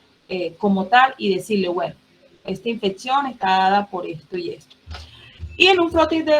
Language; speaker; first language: Spanish; native; Spanish